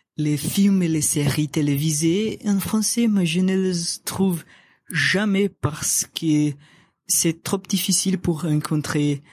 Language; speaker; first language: French; non-native, learner; Portuguese